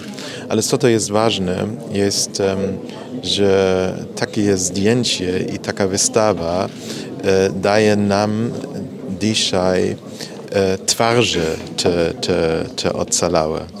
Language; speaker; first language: Polish; non-native, learner; German